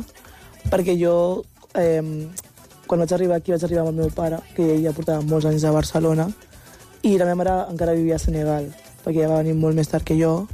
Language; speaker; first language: Catalan; early bilingual, other home language; Wolof